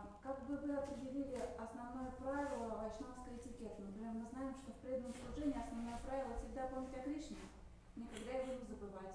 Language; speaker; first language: Russian; native; Russian